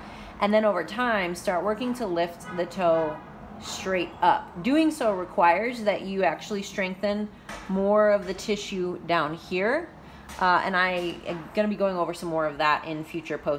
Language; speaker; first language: English; native; English